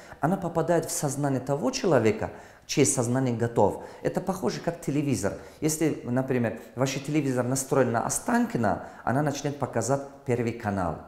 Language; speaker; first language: Russian; non-native, local second language; Tajik